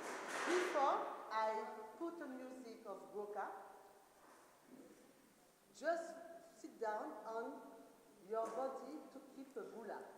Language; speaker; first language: English; non-native, learner; French